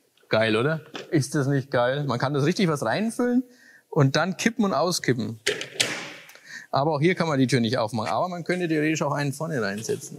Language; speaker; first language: German; native; German